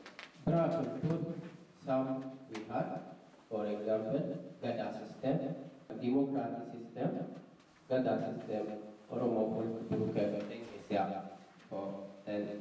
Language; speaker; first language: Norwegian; non-native, learner; Oromo